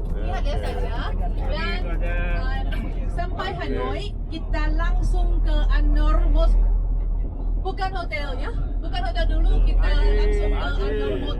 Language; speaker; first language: Indonesian; non-native, fluent; Vietnamese